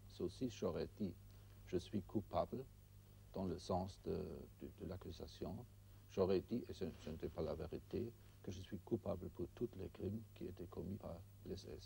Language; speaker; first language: French; non-native, fluent; German